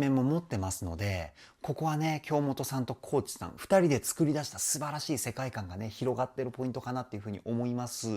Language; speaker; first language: Japanese; native; Japanese